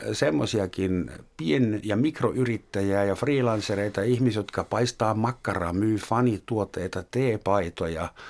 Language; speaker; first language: Finnish; non-native, fluent; German